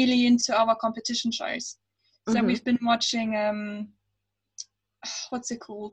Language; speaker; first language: English; non-native, fluent; German